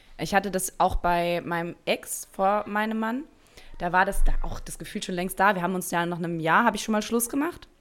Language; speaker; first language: German; native; German